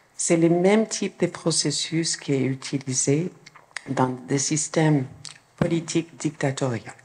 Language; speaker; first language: French; non-native, fluent; English